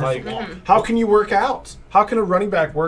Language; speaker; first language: English; native; English